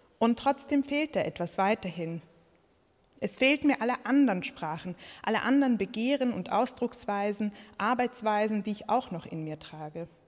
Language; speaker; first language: German; early bilingual, other home language; Croatian